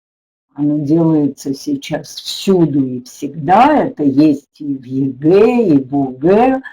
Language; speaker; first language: Russian; native; Russian